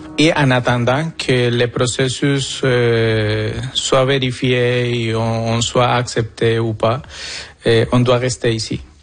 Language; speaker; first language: French; non-native, fluent; Spanish